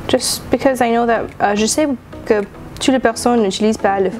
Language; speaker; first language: French; non-native, learner; English